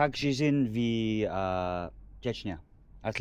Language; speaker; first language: Russian; non-native, learner; English